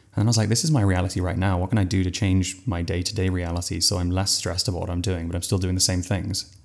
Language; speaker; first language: English; native; English